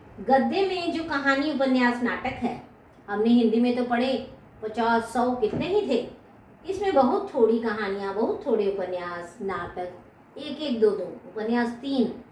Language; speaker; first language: Hindi; native; Hindi